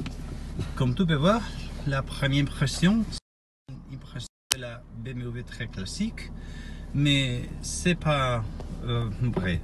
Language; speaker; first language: French; non-native, learner; Spanish